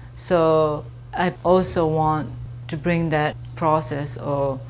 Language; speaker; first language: English; non-native, fluent; Japanese